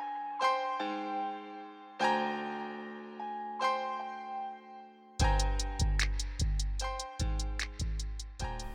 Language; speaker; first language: English; native; English